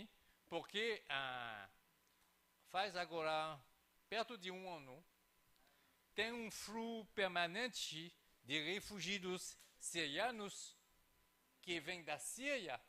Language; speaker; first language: Portuguese; non-native, fluent; French